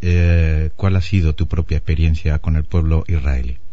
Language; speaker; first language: Spanish; native; Spanish